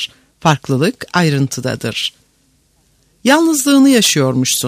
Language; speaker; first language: Turkish; native; Turkish